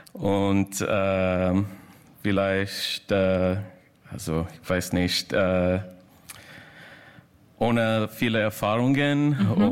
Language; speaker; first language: German; non-native, learner; English